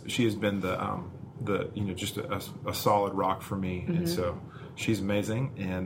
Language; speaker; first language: English; native; English